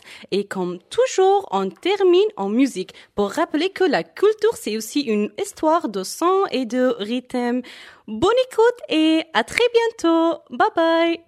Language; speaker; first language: French; non-native, fluent; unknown